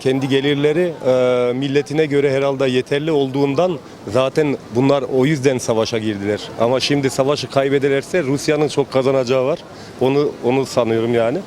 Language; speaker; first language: Turkish; early bilingual, heritage; Turkish